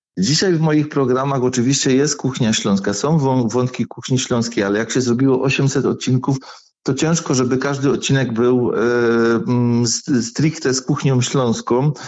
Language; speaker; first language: Polish; native; Polish